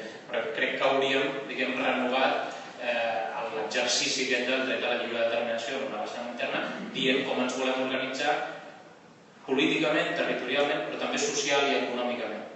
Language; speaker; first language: Catalan; native; Catalan